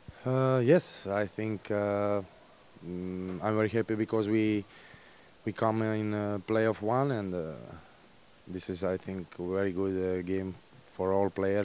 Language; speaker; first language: English; non-native, learner; Croatian